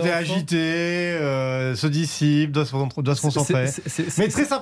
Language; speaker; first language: French; native; French